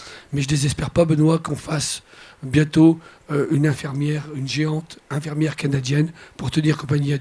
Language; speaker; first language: French; native; French